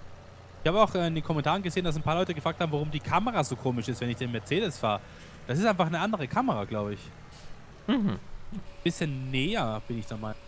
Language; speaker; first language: German; native; German